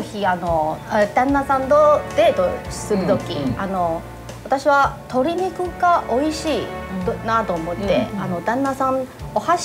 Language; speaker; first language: Japanese; non-native, learner; Chinese